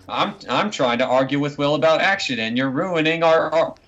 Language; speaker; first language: English; native; English